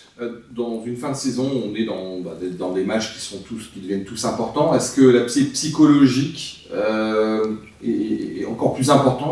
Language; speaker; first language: French; native; French